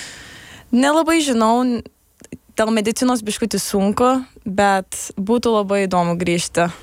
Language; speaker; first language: Lithuanian; early bilingual, heritage; Lithuanian